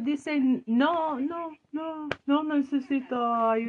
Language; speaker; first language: Spanish; non-native, learner; English